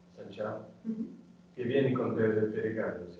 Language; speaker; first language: Spanish; non-native, learner; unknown